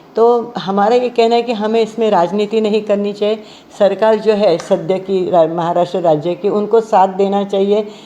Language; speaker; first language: Hindi; non-native, local second language; Marathi